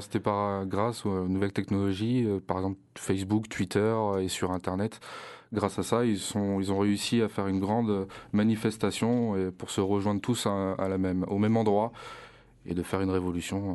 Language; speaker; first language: French; native; French